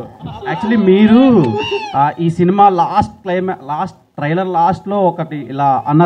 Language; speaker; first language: Telugu; native; Telugu